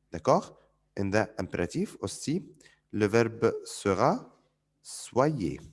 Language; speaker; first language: French; non-native, fluent; Arabic